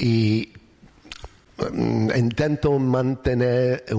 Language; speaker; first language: Spanish; non-native, learner; English